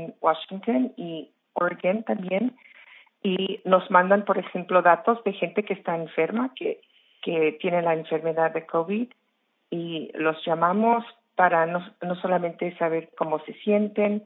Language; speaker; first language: Spanish; early bilingual, heritage; English